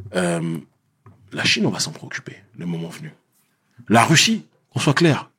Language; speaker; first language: French; native; French